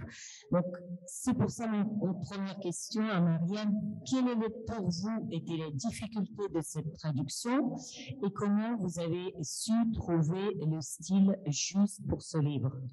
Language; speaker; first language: French; non-native, fluent; Russian